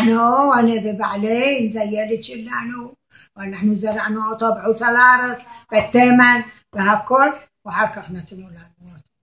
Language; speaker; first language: Hebrew; non-native, learner; Arabic